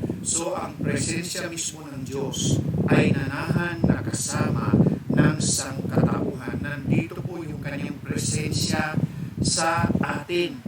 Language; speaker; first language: Filipino; native; Filipino